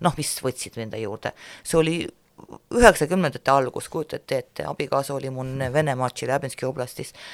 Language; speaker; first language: Estonian; non-native, local second language; Russian